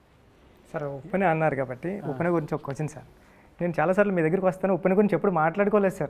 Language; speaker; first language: Telugu; native; Telugu